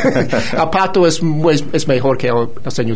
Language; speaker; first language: Spanish; non-native, fluent; English